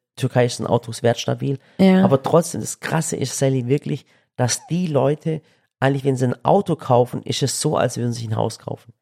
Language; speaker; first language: German; early bilingual, other home language; Turkish